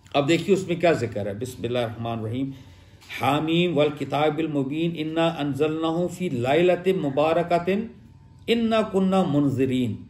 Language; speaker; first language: Urdu; native; Urdu